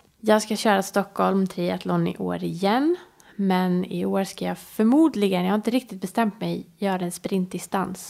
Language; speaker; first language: Swedish; early bilingual, other home language; Persian